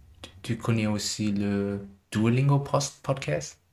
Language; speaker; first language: French; non-native, learner; German